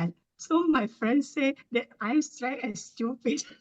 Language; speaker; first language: English; non-native, learner; Thai